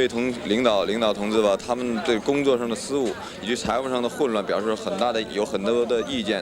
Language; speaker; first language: Chinese; native; Chinese